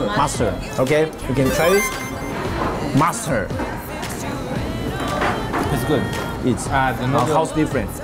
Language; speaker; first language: English; non-native, learner; Chinese